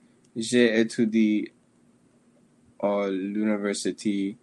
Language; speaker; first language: French; non-native, learner; English